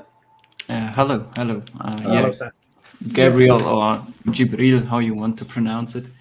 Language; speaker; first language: English; non-native, fluent; German